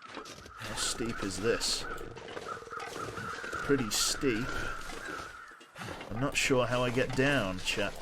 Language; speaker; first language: English; native; English